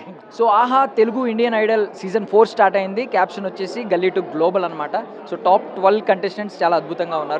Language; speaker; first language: Telugu; native; Telugu